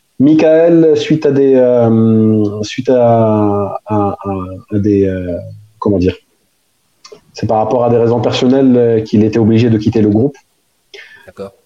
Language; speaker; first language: French; non-native, local second language; Arabic